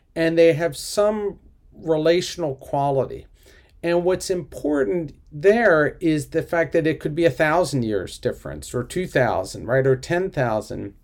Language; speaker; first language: English; native; English